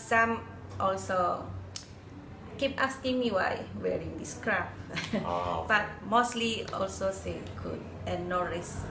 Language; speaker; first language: English; non-native, learner; Indonesian